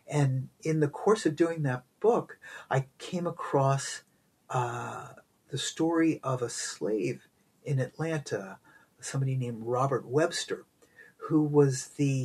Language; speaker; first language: English; native; English